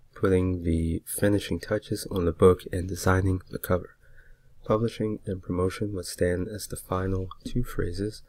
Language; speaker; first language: English; native; English